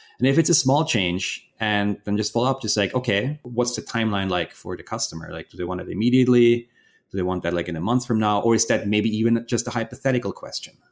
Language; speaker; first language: English; non-native, fluent; German